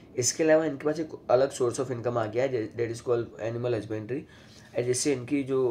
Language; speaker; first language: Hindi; non-native, local second language; Gujarati